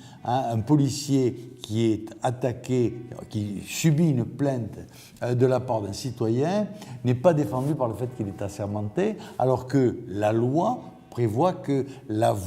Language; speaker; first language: French; native; French